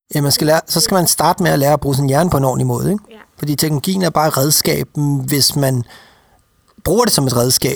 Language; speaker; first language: Danish; native; Danish